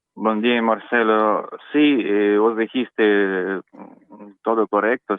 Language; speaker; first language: Spanish; non-native, learner; Russian